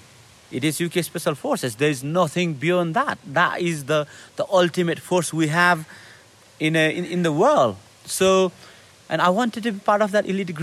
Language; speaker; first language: English; non-native, local second language; Nepali